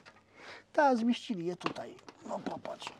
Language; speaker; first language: Polish; native; Polish